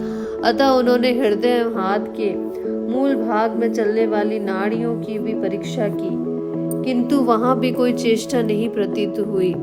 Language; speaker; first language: Hindi; native; Hindi